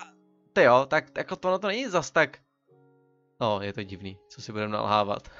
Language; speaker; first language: Czech; native; Czech